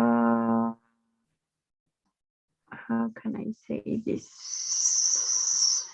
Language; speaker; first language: English; non-native, learner; Spanish